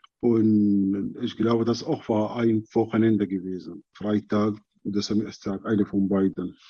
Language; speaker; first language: German; non-native, learner; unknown